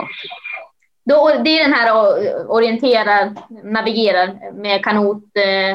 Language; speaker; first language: Swedish; native; Swedish